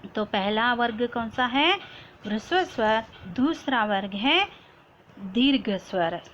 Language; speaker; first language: Hindi; non-native, local second language; Kannada